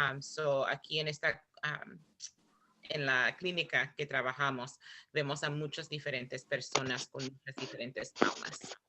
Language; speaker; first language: Spanish; early bilingual, heritage; Spanish